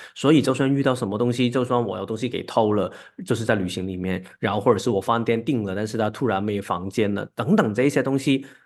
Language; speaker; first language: Chinese; non-native, local second language; Cantonese